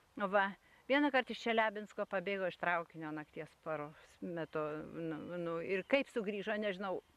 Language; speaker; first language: Lithuanian; native; Lithuanian